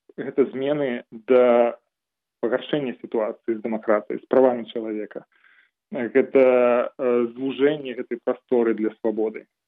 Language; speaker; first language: Belarusian; non-native, local second language; Russian